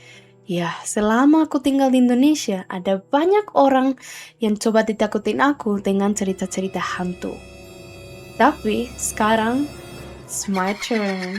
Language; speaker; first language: Indonesian; non-native, learner; Spanish